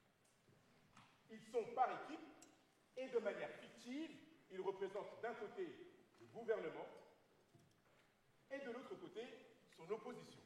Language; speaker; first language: French; native; French